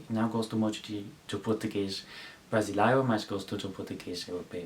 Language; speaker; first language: Portuguese; non-native, learner; English